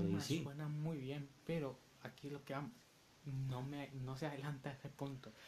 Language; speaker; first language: Spanish; native; Spanish